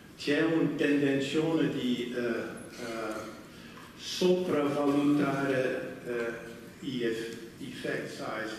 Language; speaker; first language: Italian; non-native, fluent; Dutch